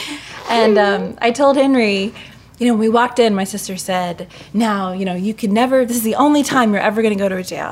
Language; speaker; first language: English; native; English